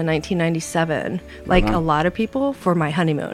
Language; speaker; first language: English; native; English